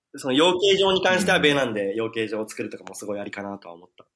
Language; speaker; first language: Japanese; native; Japanese